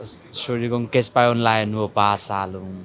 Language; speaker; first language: German; non-native, fluent; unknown